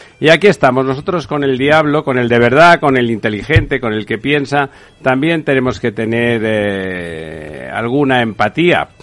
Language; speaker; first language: Spanish; native; Spanish